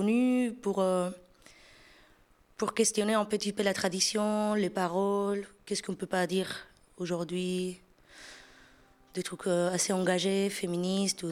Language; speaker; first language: French; non-native, fluent; Spanish